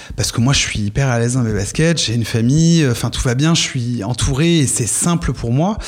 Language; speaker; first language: French; native; French